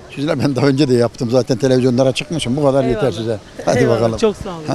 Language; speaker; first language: Turkish; native; Turkish